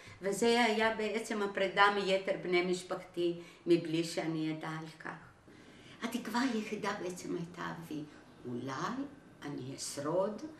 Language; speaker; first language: Hebrew; non-native, fluent; Greek